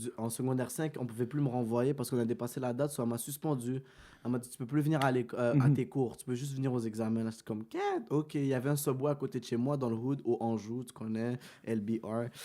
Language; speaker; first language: French; early bilingual, other home language; Arabic